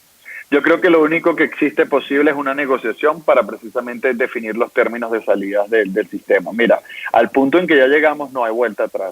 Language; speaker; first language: Spanish; native; Spanish